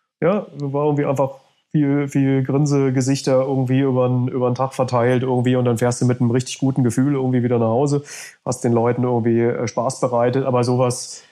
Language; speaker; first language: German; native; German